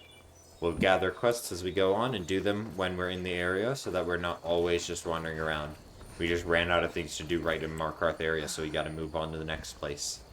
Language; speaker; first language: English; native; English